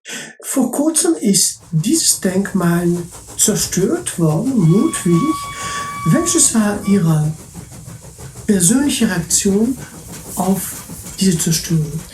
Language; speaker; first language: German; non-native, local second language; French